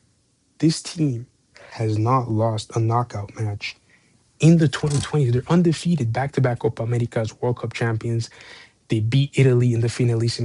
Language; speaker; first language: English; native; English